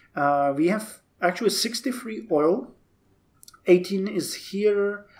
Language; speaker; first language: English; non-native, fluent; Czech